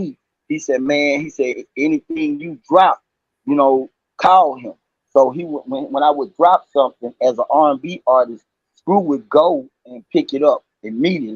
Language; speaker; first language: English; native; English